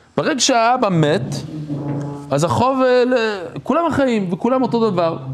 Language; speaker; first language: Hebrew; non-native, fluent; English